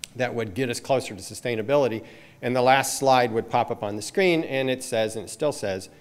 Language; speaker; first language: English; native; English